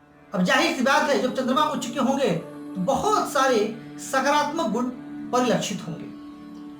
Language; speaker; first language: Hindi; native; Hindi